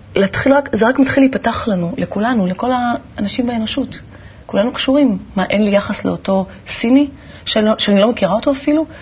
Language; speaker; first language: Hebrew; native; Hebrew